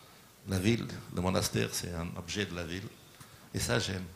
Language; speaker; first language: French; non-native, learner; Portuguese